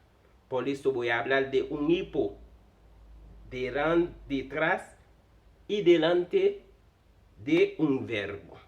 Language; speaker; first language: Spanish; non-native, fluent; Haitian Creole